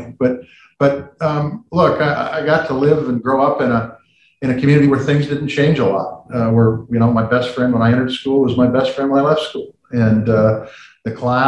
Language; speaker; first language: English; native; English